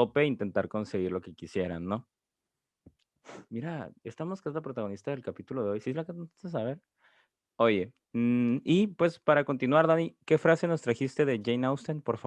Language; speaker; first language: Spanish; native; Spanish